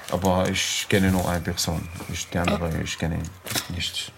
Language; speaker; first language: German; non-native, learner; Arabic